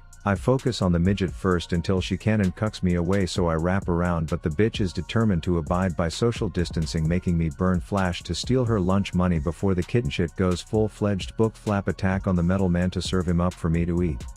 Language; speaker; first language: English; native; English